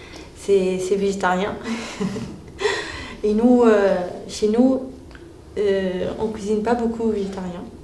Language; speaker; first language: French; non-native, local second language; Arabic